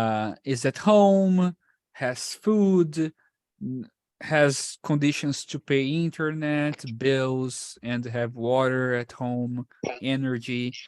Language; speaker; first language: English; non-native, fluent; Portuguese